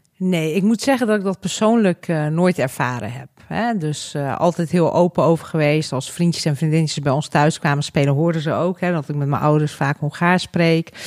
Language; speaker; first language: Dutch; early bilingual, other home language; Hungarian